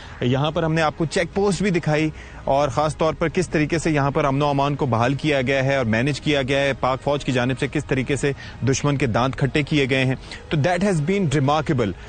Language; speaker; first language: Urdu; native; Urdu